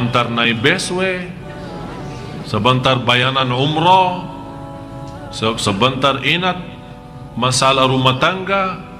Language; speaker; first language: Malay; non-native, fluent; Arabic